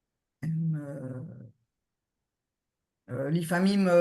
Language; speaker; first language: Hebrew; non-native, learner; French